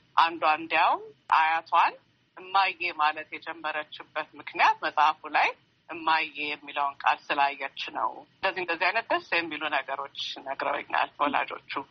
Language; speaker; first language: Amharic; native; Amharic